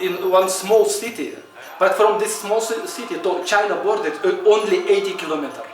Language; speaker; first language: English; non-native, learner; Russian